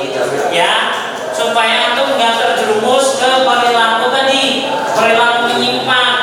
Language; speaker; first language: Indonesian; native; Indonesian